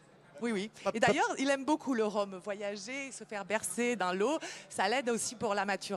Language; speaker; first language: French; native; French